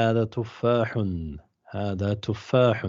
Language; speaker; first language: Arabic; non-native, fluent; English